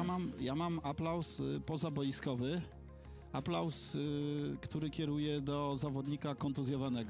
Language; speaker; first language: Polish; native; Polish